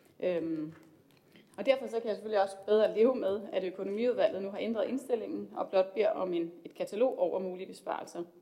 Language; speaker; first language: Danish; native; Danish